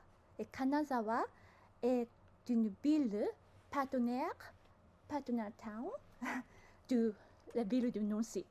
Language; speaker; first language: French; non-native, learner; Japanese